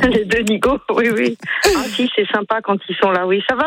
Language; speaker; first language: French; native; French